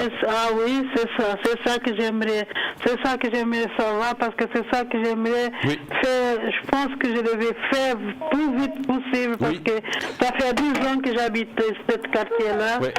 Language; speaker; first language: French; non-native, learner; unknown